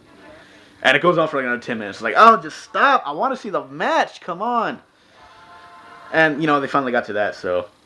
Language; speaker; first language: English; native; English